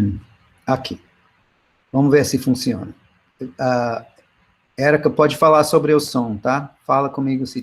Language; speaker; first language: Portuguese; non-native, fluent; English